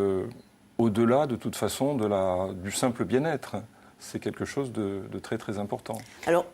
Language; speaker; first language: French; native; French